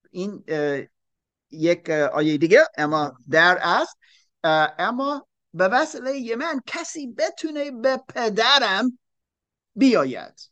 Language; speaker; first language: Persian; non-native, fluent; German